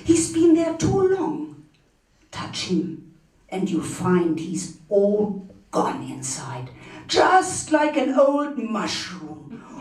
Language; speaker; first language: English; non-native, fluent; German